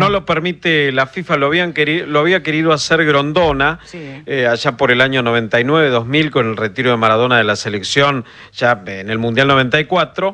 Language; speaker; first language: Spanish; native; Spanish